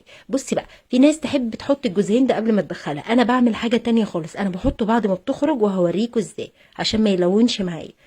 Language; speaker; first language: Arabic; native; Arabic